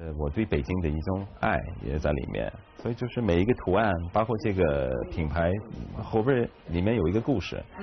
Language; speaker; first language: Chinese; non-native, fluent; English